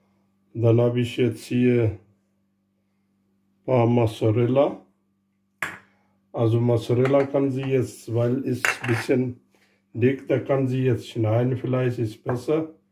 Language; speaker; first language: German; non-native, learner; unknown